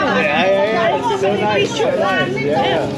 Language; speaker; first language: English; non-native, fluent; Swedish